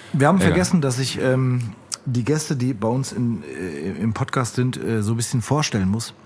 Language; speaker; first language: German; native; German